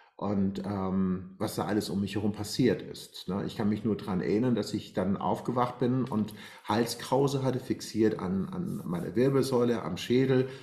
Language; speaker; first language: German; non-native, fluent; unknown